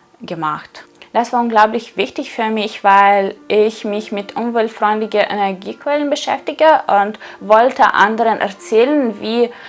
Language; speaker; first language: German; non-native, fluent; Ukrainian